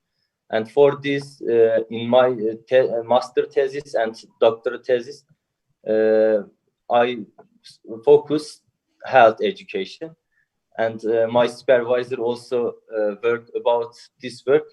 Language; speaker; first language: English; non-native, learner; Turkish